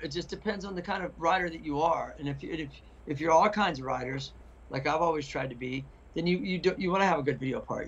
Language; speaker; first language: English; native; English